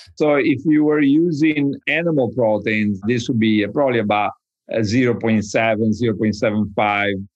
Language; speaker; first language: English; non-native, fluent; Italian